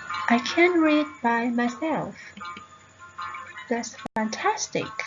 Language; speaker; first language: English; non-native, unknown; Thai